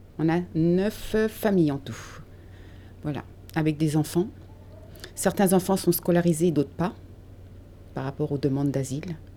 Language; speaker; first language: French; native; French